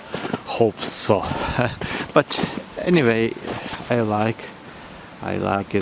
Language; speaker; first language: English; non-native, learner; Ukrainian